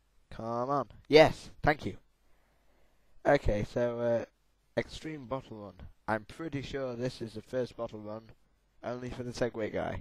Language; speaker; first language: English; native; English